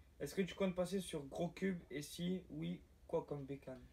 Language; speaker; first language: French; native; French